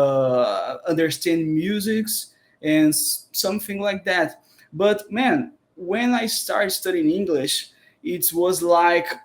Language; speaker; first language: English; non-native, learner; Portuguese